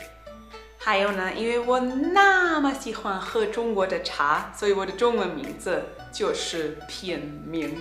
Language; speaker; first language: Chinese; non-native, fluent; German